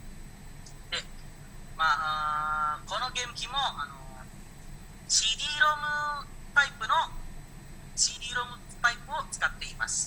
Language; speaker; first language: Japanese; non-native, learner; Indonesian